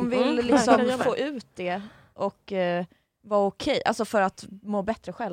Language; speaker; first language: Swedish; native; Swedish